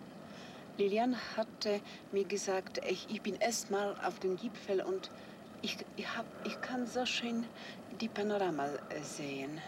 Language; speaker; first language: German; non-native, fluent; Polish